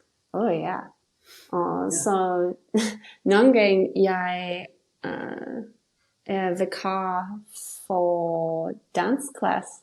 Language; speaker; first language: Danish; non-native, learner; English